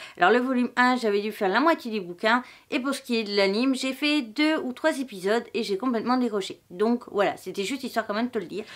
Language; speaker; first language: French; native; French